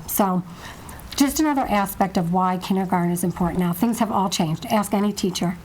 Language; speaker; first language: English; native; English